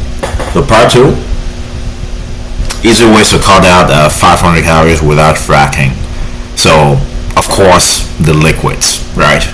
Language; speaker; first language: English; native; English